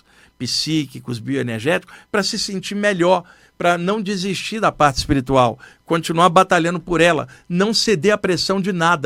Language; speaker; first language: Portuguese; native; Portuguese